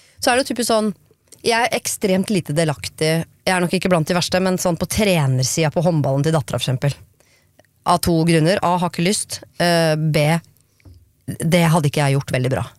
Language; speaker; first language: Norwegian; native; Norwegian